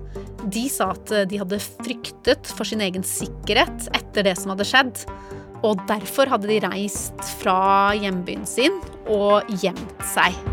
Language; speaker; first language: Norwegian; native; Norwegian